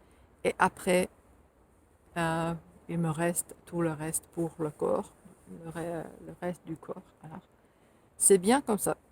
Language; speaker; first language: French; non-native, fluent; Finnish